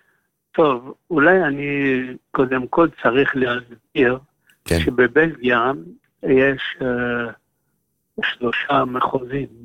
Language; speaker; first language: Hebrew; non-native, fluent; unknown